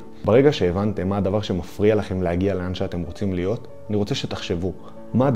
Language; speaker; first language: Hebrew; native; Hebrew